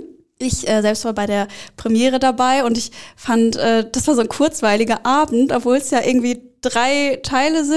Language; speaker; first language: German; native; German